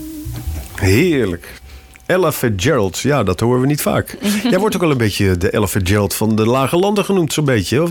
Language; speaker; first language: Dutch; native; Dutch